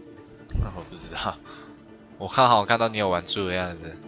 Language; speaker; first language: Chinese; native; Chinese